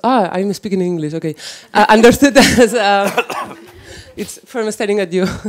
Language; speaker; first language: English; non-native, learner; Spanish